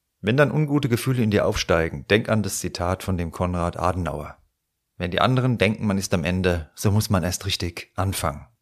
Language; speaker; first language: German; native; German